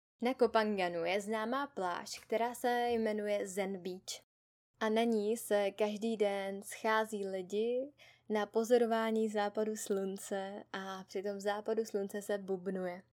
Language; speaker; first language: Czech; native; Czech